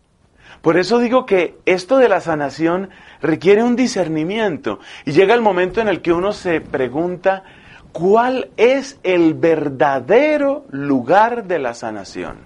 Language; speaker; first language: Spanish; native; Spanish